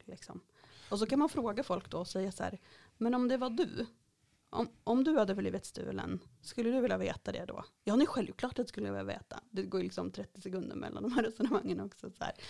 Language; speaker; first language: Swedish; native; Swedish